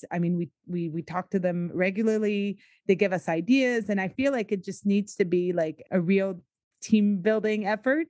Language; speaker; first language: English; native; English